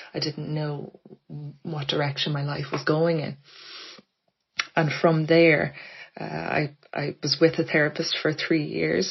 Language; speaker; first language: English; native; English